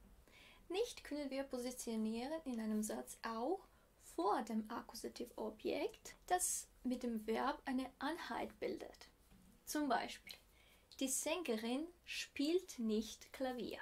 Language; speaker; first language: German; non-native, fluent; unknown